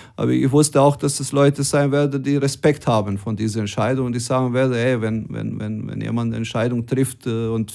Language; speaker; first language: German; non-native, fluent; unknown